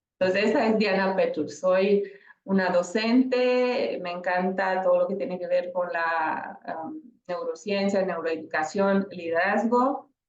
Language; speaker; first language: Spanish; non-native, fluent; Romanian